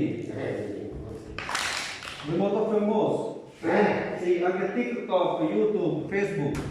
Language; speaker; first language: Italian; non-native, learner; Punjabi